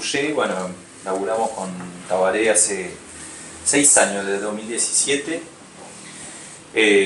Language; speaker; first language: Spanish; native; Spanish